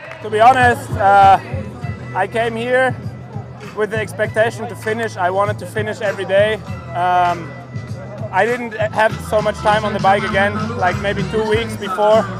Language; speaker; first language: English; non-native, fluent; German